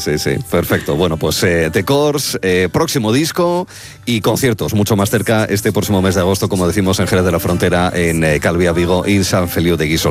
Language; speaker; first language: Spanish; native; Spanish